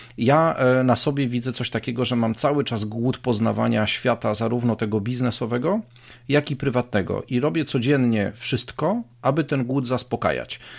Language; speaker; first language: Polish; native; Polish